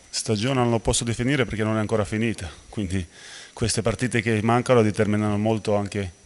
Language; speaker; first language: Italian; non-native, fluent; Slovenian